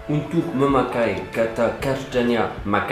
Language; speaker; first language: Indonesian; non-native, learner; French